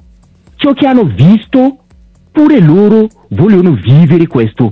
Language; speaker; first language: Italian; non-native, local second language; French